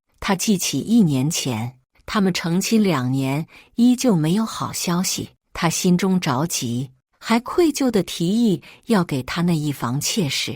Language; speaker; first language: Chinese; native; Chinese